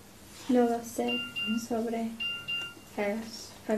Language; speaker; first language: Spanish; non-native, learner; English